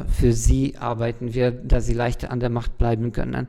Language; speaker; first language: German; non-native, fluent; Hungarian